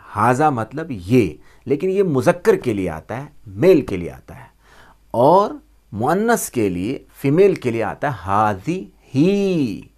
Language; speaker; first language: Urdu; native; Urdu